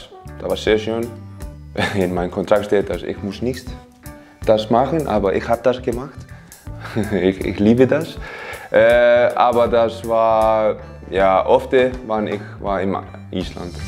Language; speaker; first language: German; non-native, learner; Icelandic